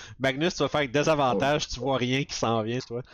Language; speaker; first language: French; native; French